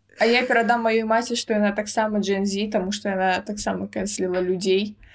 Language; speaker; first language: Belarusian; non-native, local second language; Russian